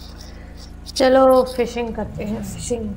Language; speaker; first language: Hindi; native; Hindi